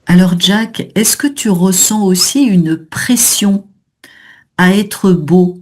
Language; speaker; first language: French; native; French